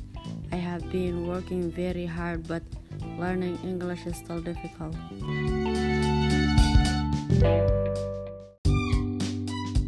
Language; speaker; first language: English; non-native, learner; Somali